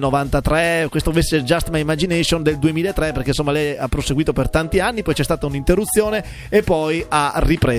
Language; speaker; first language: Italian; native; Italian